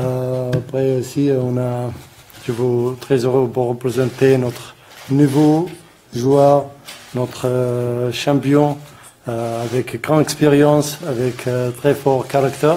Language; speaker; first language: French; non-native, learner; Arabic